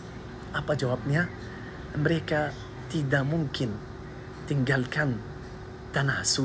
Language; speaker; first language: Indonesian; non-native, learner; Arabic